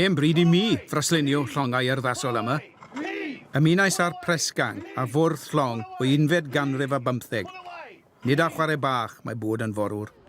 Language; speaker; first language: Welsh; native; Welsh